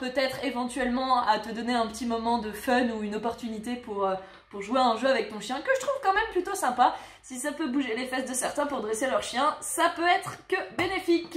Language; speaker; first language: French; native; French